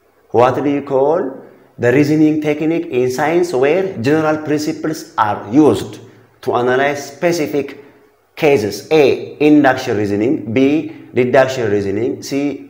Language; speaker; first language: English; non-native, local second language; Amharic